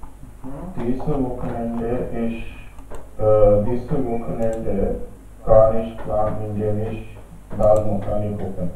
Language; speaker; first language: German; non-native, learner; Hindi